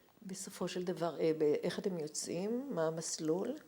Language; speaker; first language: Hebrew; native; Hebrew